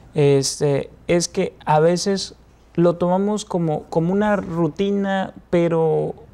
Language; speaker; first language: Spanish; native; Spanish